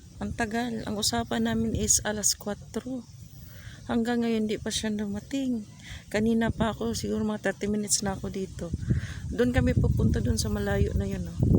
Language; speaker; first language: Filipino; native; Filipino